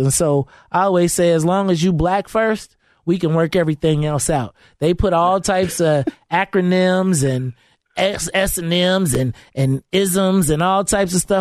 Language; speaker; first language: English; native; English